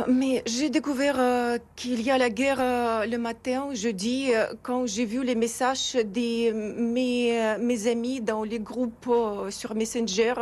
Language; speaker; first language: French; non-native, fluent; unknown